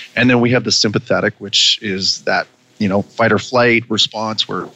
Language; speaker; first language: English; native; English